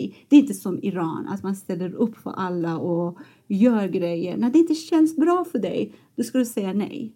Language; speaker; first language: Swedish; non-native, fluent; Persian